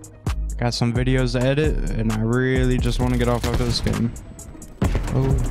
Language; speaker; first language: English; native; English